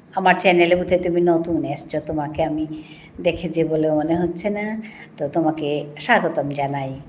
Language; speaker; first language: Bangla; non-native, local second language; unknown